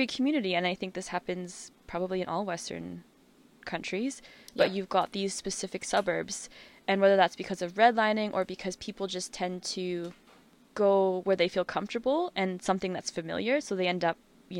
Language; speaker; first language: English; native; English